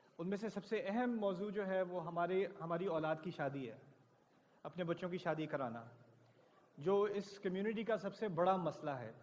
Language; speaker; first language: Urdu; early bilingual, heritage; Urdu